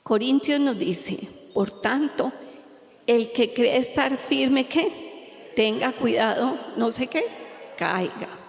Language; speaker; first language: Spanish; native; Spanish